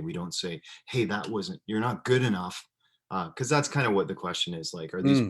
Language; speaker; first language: English; native; English